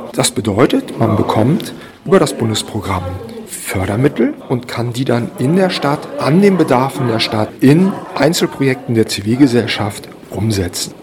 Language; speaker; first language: German; native; German